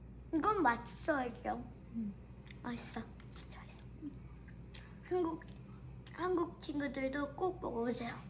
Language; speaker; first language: Korean; early bilingual, heritage; Korean